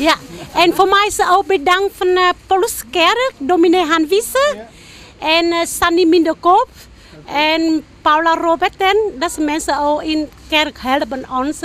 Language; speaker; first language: Dutch; non-native, learner; Vietnamese